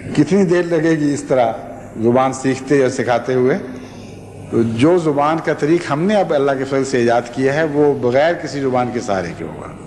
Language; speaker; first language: Urdu; native; Urdu